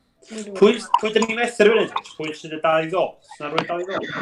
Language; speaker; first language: Welsh; native; Welsh